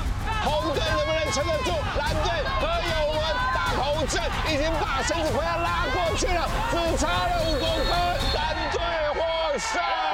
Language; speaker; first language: Chinese; native; Chinese